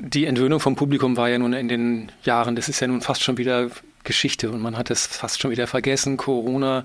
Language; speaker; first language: German; native; German